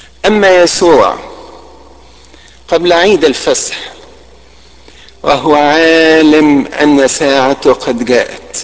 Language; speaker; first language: Arabic; native; Arabic